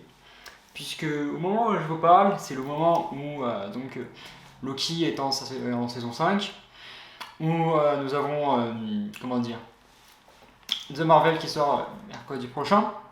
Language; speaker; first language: French; native; French